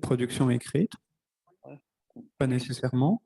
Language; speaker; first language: French; native; French